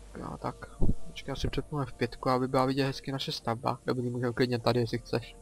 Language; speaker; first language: Czech; native; Czech